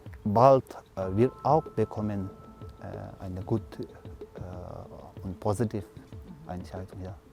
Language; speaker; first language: German; non-native, learner; Tibetan